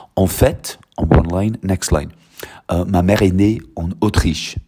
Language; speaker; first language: French; non-native, fluent; English